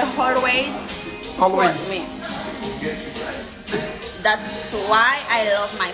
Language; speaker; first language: English; non-native, learner; Haitian Creole